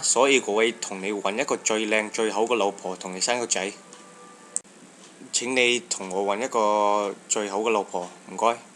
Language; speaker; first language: Cantonese; non-native, learner; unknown